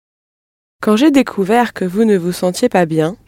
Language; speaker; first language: French; non-native, learner; English